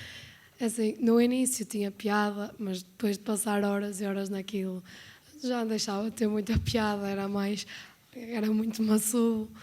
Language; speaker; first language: Portuguese; native; Portuguese